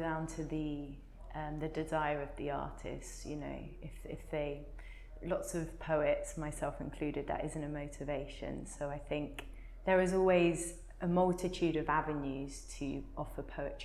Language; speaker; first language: English; native; English